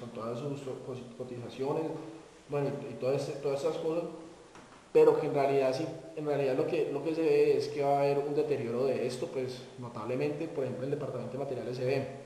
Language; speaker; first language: Spanish; native; Spanish